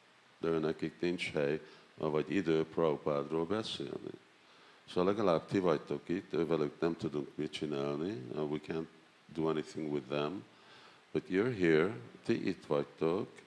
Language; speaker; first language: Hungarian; non-native, learner; English